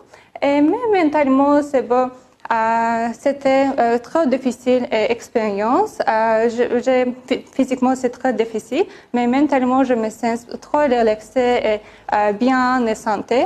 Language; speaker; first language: French; non-native, learner; Azerbaijani